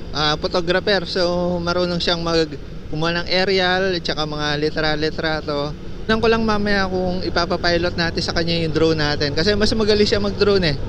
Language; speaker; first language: Filipino; non-native, local second language; Pampanga